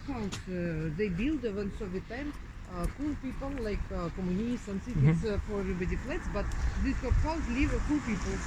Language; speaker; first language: English; non-native, learner; Russian